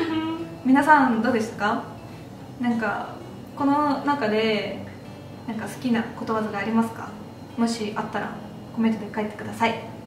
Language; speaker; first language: Japanese; non-native, fluent; Russian